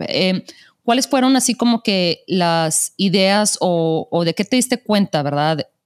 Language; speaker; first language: Spanish; native; Spanish